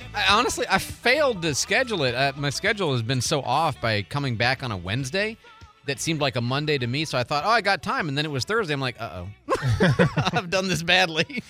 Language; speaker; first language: English; native; English